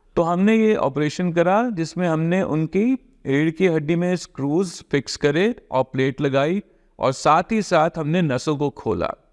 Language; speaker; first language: Hindi; native; Hindi